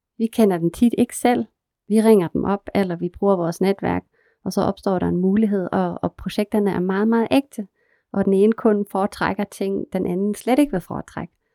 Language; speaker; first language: Danish; non-native, fluent; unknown